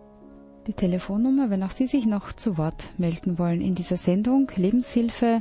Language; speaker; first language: German; native; German